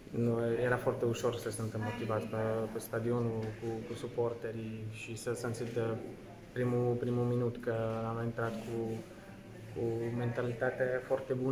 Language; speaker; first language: Romanian; non-native, fluent; Slovak